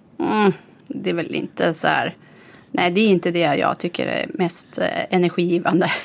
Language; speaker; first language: Swedish; native; Swedish